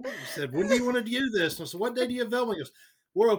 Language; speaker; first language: English; native; English